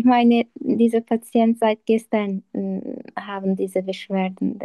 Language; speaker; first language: German; non-native, learner; Turkish